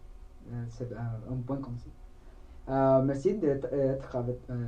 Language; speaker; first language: French; non-native, learner; Spanish